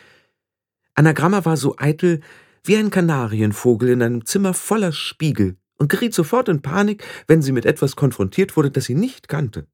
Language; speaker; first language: German; native; German